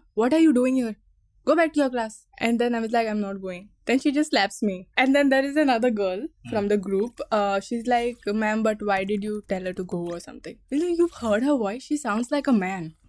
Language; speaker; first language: English; non-native, local second language; Konkani